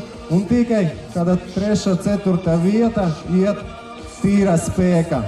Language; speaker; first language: Latvian; non-native, local second language; Russian